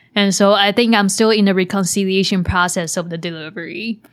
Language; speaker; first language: English; non-native, fluent; Chinese